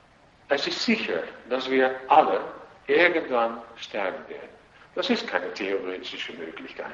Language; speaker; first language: German; non-native, fluent; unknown